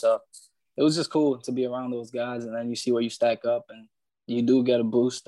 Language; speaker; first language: English; early bilingual, other home language; Spanish